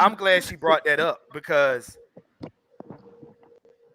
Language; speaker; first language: English; native; English